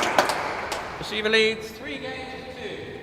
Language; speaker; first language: English; native; English